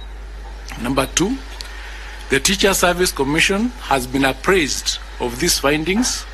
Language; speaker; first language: English; non-native, local second language; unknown